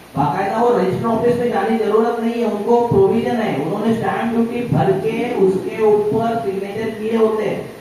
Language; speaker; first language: Hindi; non-native, local second language; Marathi